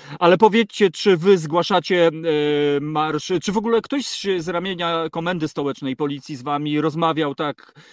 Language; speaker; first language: Polish; native; Polish